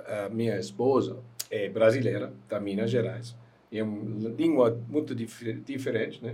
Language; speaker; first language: Portuguese; non-native, learner; German